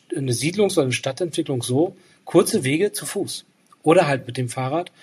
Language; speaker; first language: German; native; German